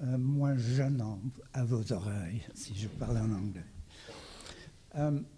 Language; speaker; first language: French; non-native, learner; English